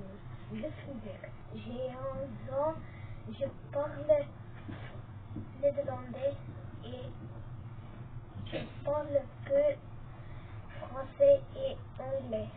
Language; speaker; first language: French; non-native, learner; Dutch